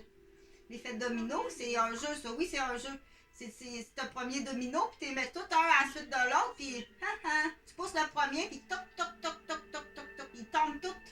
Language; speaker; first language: French; native; French